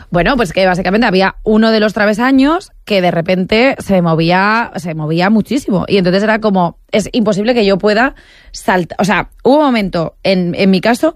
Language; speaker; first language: Spanish; native; Spanish